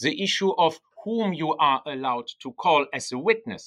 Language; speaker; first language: English; non-native, fluent; German